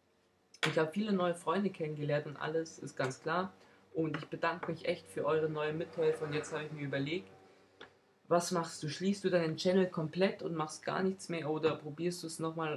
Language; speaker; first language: German; native; German